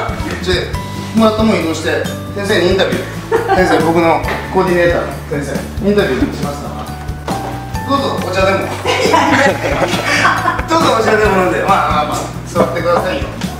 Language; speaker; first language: Japanese; native; Japanese